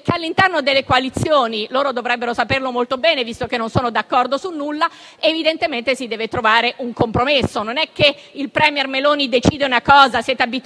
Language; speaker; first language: Italian; native; Italian